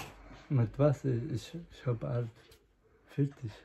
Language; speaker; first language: German; non-native, learner; Persian